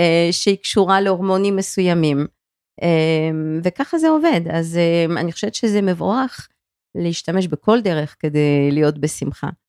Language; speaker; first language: Hebrew; non-native, fluent; French